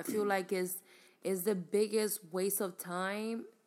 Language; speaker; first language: English; early bilingual, other home language; Spanish